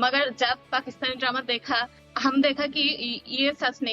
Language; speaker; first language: Hindi; non-native, learner; Bangla